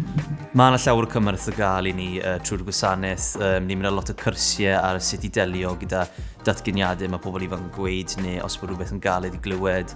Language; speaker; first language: Welsh; native; Welsh